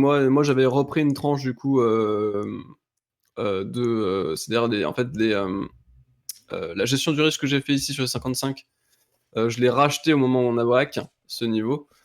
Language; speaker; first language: French; native; French